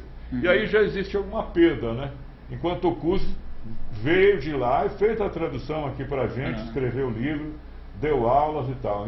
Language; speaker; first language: Portuguese; native; Portuguese